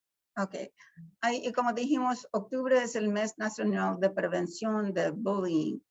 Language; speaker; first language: Spanish; early bilingual, heritage; Spanish